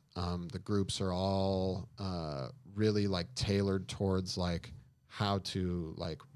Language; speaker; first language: English; native; English